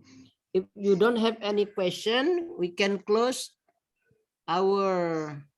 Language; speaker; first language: English; non-native, fluent; Indonesian